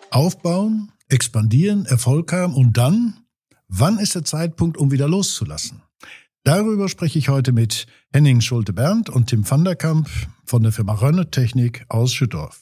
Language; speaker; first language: German; native; German